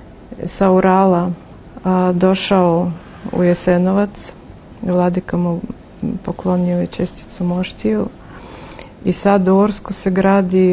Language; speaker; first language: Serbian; non-native, fluent; Russian